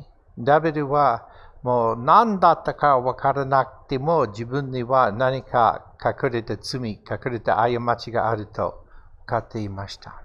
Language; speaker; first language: Japanese; non-native, fluent; English